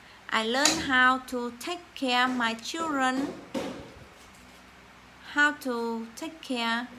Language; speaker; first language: English; non-native, learner; Vietnamese